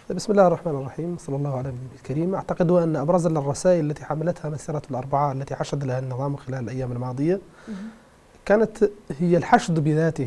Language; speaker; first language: Arabic; native; Arabic